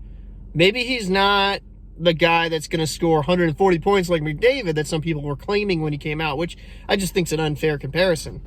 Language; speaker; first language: English; native; English